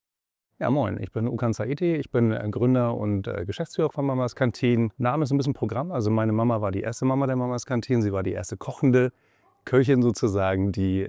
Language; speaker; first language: German; native; German